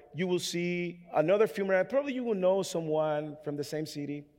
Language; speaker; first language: English; non-native, fluent; Spanish